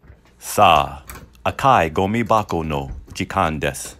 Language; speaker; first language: Japanese; non-native, learner; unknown